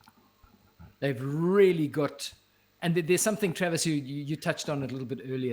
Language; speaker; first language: English; native; English